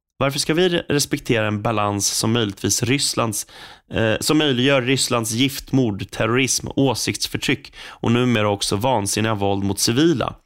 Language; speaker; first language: Swedish; native; Swedish